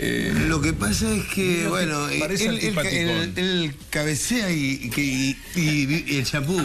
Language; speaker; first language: Spanish; native; Spanish